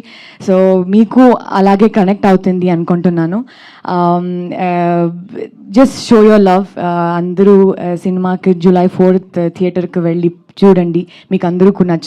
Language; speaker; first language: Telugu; non-native, learner; Kannada